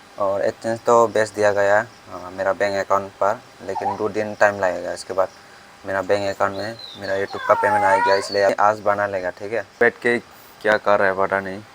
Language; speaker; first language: Hindi; non-native, local second language; Kok Borok